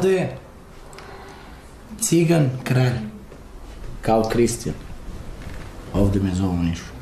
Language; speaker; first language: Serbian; non-native, local second language; Romany